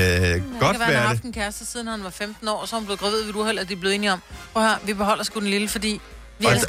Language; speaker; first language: Danish; native; Danish